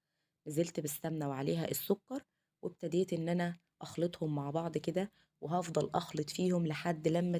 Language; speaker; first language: Arabic; native; Arabic